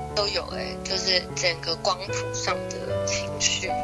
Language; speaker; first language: Chinese; native; Chinese